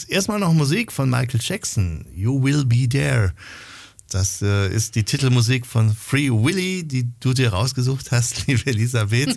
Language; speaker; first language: German; native; German